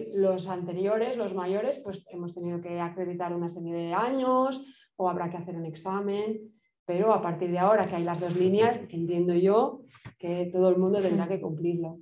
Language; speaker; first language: Spanish; native; Spanish